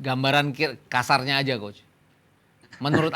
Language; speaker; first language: Indonesian; native; Indonesian